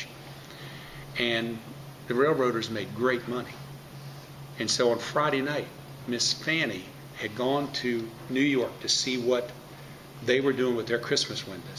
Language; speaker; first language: English; native; English